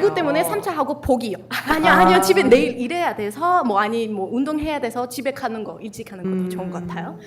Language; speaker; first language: Korean; non-native, fluent; Spanish